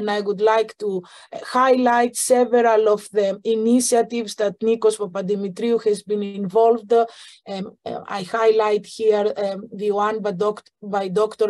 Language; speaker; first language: English; non-native, fluent; Greek